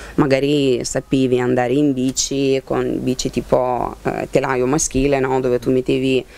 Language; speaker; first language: Italian; non-native, fluent; Lithuanian